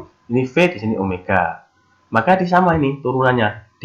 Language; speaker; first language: Indonesian; native; Indonesian